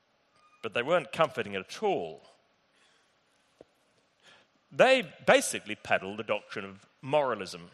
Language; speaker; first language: English; native; English